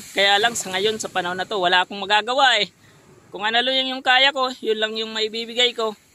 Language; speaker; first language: Filipino; non-native, local second language; Bikol